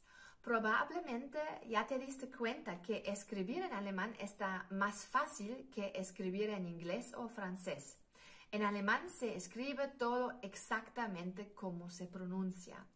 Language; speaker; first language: Spanish; non-native, fluent; German